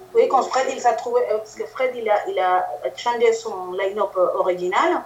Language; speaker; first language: French; non-native, fluent; Spanish